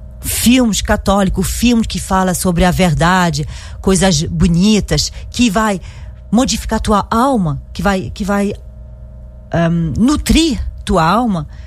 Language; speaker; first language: Portuguese; non-native, fluent; French